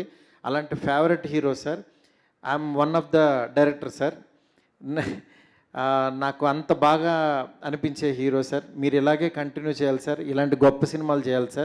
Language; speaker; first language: Telugu; native; Telugu